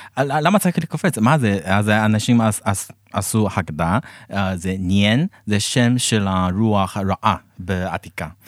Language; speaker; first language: Hebrew; non-native, fluent; Chinese